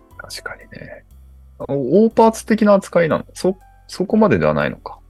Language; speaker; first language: Japanese; native; Japanese